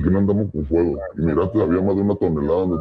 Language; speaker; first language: Spanish; native; Spanish